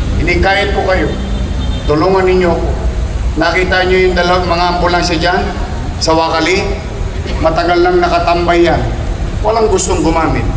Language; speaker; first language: Filipino; native; Filipino